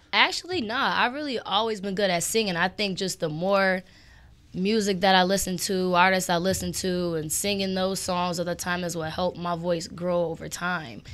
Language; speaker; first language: English; native; English